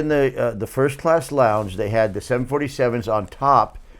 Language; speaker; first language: English; native; English